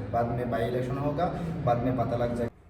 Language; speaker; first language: Hindi; non-native, learner; Bangla